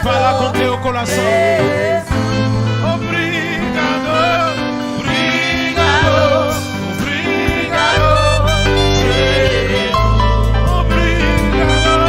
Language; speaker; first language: Portuguese; non-native, learner; Haitian Creole